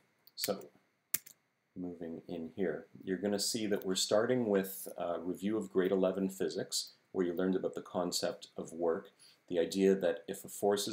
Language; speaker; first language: English; native; English